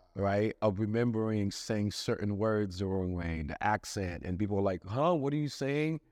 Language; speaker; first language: English; non-native, fluent; Haitian Creole